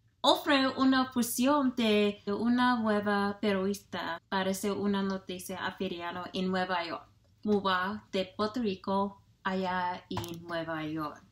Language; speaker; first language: Spanish; non-native, learner; English